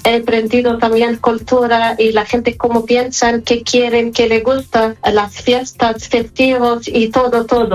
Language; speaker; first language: Spanish; non-native, fluent; Arabic